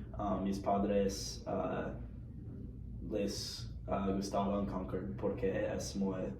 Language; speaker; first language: Spanish; non-native, learner; English